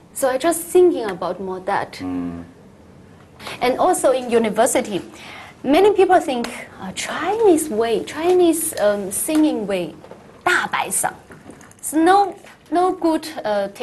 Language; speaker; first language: English; non-native, learner; Chinese